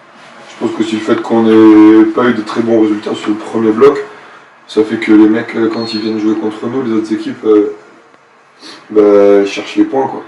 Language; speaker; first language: French; native; French